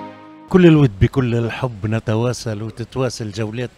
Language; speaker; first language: Arabic; native; Arabic